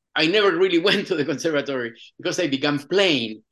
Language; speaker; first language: English; non-native, fluent; Spanish